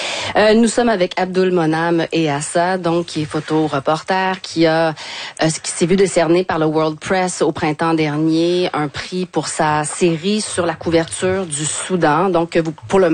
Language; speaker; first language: French; native; French